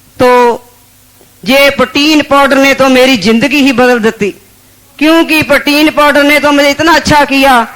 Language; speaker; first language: Hindi; non-native, local second language; Punjabi